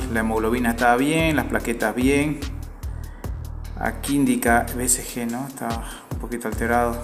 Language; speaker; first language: Spanish; native; Spanish